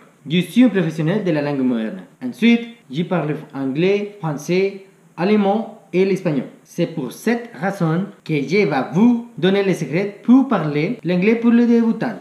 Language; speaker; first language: French; non-native, fluent; Spanish